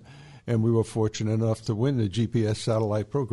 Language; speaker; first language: English; native; English